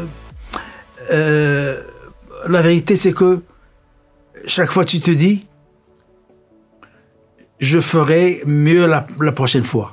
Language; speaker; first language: French; non-native, local second language; Arabic